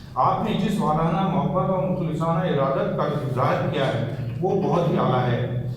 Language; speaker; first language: Urdu; native; Urdu